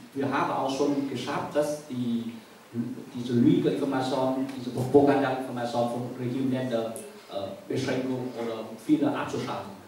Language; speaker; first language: German; non-native, learner; Vietnamese